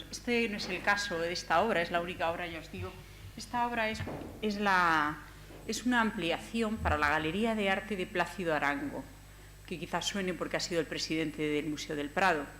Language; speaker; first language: Spanish; native; Spanish